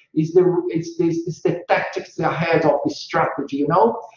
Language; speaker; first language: English; non-native, fluent; Portuguese